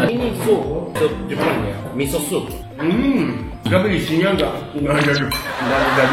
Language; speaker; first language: Indonesian; non-native, learner; Japanese